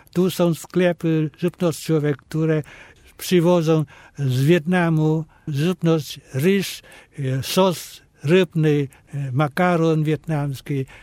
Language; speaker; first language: Polish; non-native, fluent; Vietnamese